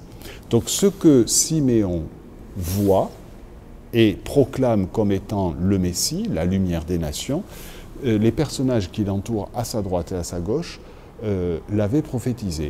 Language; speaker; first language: French; native; French